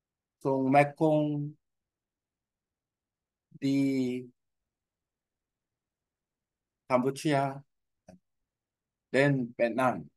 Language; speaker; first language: Vietnamese; non-native, learner; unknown